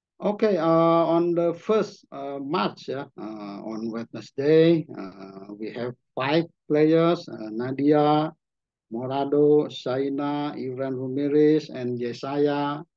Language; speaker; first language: English; non-native, learner; Indonesian